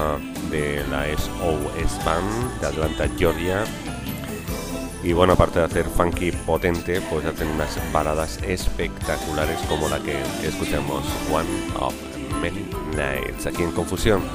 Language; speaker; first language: Spanish; native; Spanish